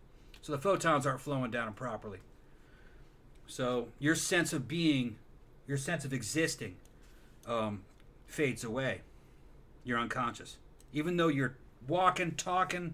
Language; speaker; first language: English; native; English